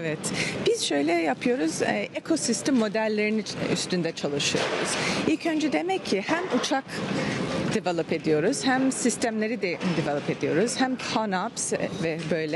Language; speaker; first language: Turkish; early bilingual, heritage; Turkish